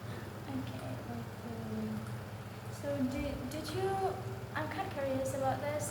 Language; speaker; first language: English; non-native, learner; Indonesian